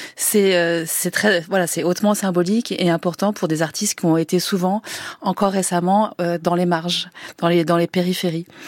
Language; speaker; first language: French; native; French